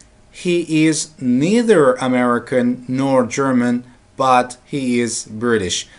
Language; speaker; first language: English; non-native, fluent; Turkish